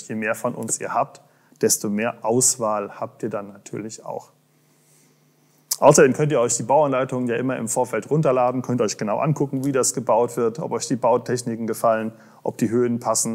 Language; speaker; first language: German; native; German